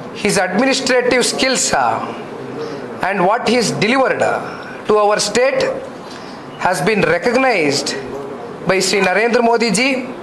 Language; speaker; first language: English; non-native, local second language; Kannada